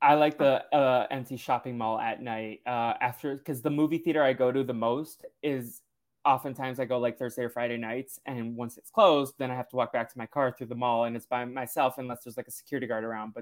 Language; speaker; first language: English; native; English